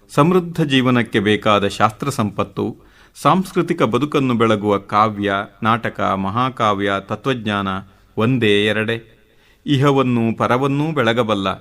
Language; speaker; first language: Kannada; native; Kannada